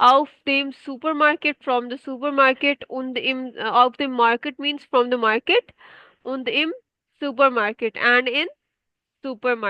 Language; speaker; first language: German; non-native, fluent; Urdu